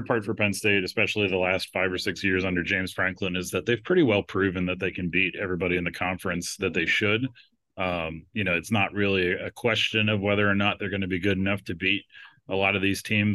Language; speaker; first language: English; native; English